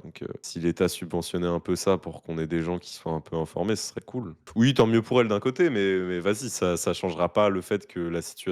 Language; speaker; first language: French; native; French